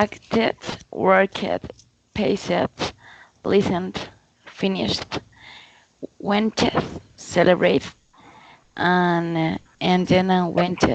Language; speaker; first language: English; non-native, learner; Spanish